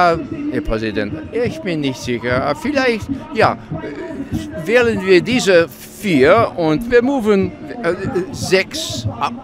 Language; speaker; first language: German; non-native, learner; English